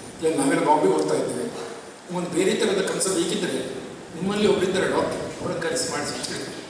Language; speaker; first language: Kannada; non-native, local second language; Tulu